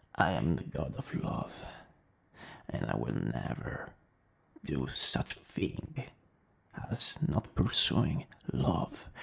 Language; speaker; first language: English; non-native, fluent; Italian